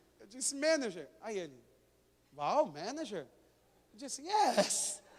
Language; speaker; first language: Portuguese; native; Portuguese